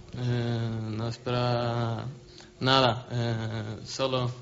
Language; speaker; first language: Spanish; non-native, learner; Swedish